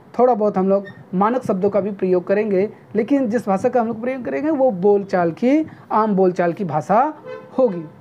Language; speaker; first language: Hindi; non-native, local second language; Nepali